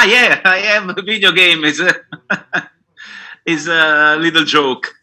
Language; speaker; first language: English; non-native, learner; Italian